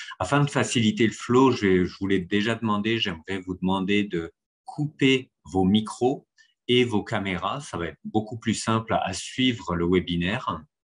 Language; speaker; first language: French; native; French